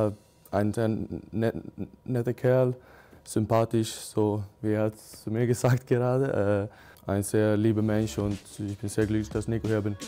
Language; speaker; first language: German; non-native, learner; Swedish